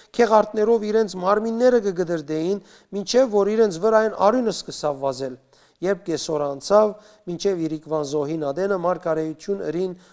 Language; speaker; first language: Armenian; native; Armenian